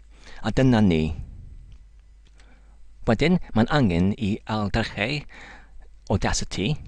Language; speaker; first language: Welsh; non-native, learner; English